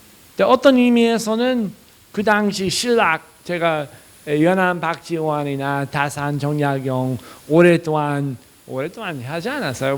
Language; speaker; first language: Korean; non-native, fluent; English